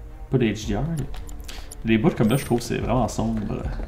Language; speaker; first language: French; native; French